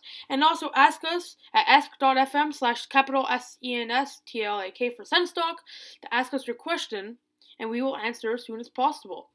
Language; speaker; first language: English; native; English